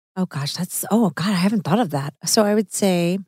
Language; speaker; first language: English; native; English